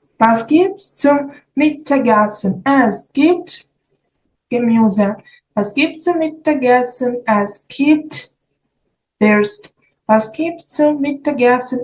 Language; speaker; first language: German; non-native, learner; Ukrainian